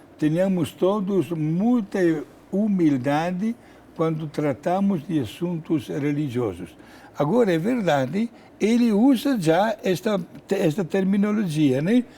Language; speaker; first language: Portuguese; non-native, fluent; Italian